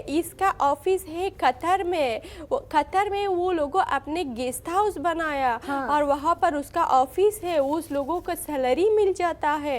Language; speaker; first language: Hindi; non-native, learner; Persian